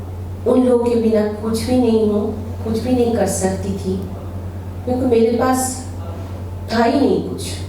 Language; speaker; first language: Hindi; non-native, local second language; Bangla